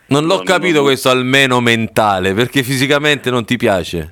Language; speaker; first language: Italian; native; Italian